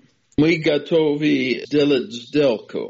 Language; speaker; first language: Russian; non-native, fluent; English